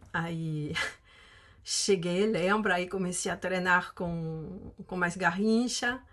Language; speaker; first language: Portuguese; non-native, fluent; French